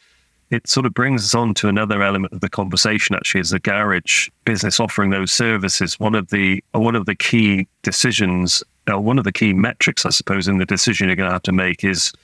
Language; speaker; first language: English; native; English